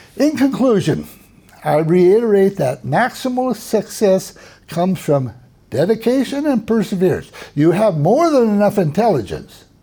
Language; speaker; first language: English; native; English